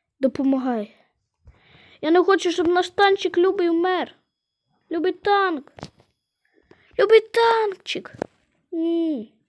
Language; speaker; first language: Ukrainian; non-native, local second language; Russian